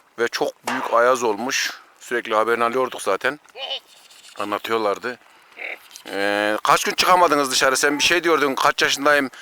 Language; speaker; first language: Turkish; native; Turkish